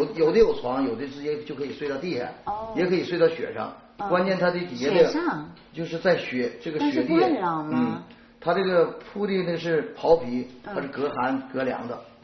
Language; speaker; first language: Chinese; native; Chinese